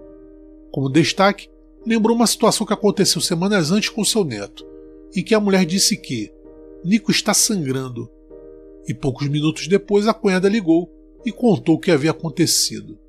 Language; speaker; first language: Portuguese; native; Portuguese